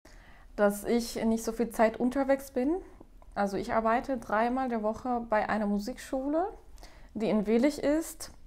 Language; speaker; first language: German; non-native, fluent; Spanish